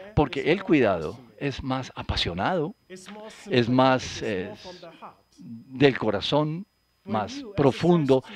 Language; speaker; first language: Spanish; non-native, fluent; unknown